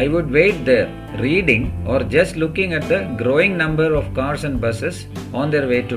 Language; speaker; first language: English; non-native, local second language; Malayalam